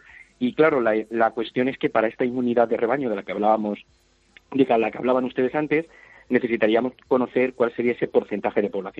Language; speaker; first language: Spanish; native; Spanish